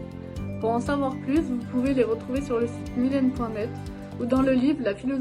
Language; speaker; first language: French; native; French